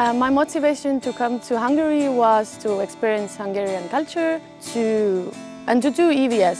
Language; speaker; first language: English; non-native, learner; German